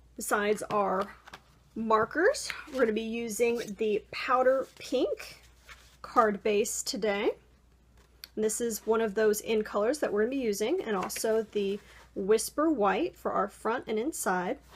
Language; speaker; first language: English; native; English